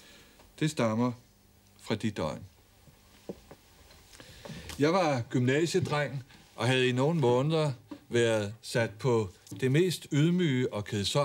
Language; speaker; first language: Danish; native; Danish